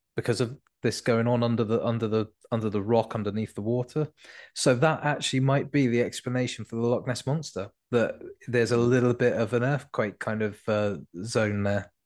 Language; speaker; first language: English; native; English